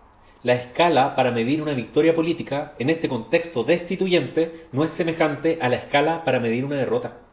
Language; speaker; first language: Spanish; native; Spanish